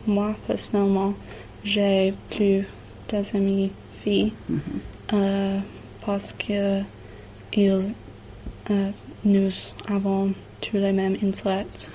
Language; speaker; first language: French; non-native, learner; English